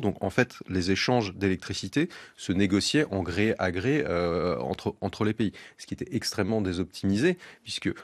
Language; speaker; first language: French; native; French